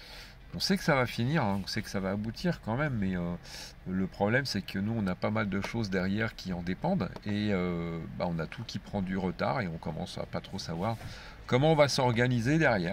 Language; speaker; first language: French; native; French